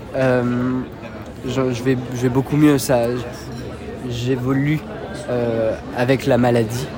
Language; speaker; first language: French; native; French